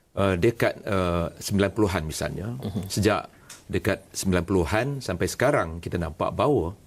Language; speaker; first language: Malay; non-native, local second language; Chinese